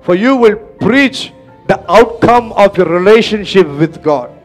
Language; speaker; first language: English; non-native, local second language; Tamil